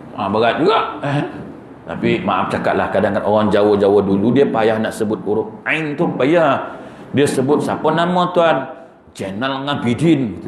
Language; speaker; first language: Malay; native; Malay